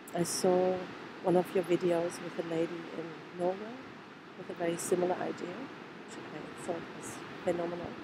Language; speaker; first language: English; non-native, fluent; German